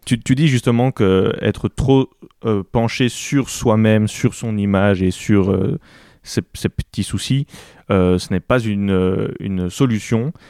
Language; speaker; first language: French; native; French